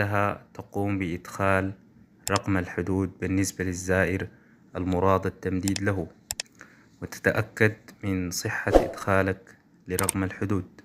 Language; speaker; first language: Arabic; native; Arabic